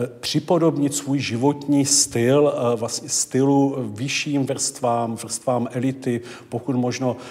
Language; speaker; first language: Czech; native; Czech